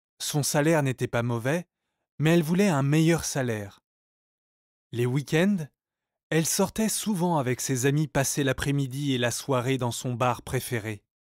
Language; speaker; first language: French; native; French